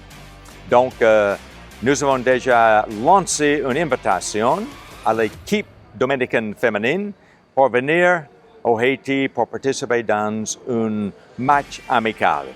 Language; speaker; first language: French; non-native, local second language; Haitian Creole